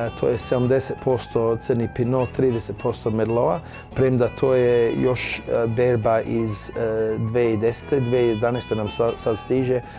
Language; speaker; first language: Croatian; early bilingual, heritage; Croatian